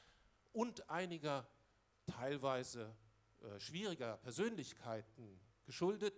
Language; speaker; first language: German; non-native, local second language; Luxembourgish